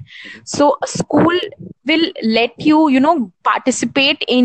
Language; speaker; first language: English; non-native, local second language; Hindi